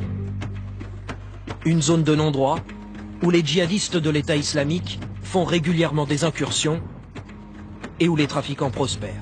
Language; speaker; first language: French; native; French